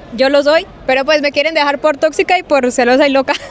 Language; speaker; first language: Spanish; native; Spanish